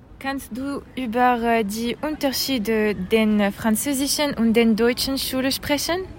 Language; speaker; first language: German; non-native, learner; French